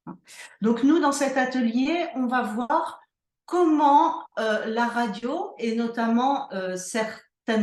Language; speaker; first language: French; native; French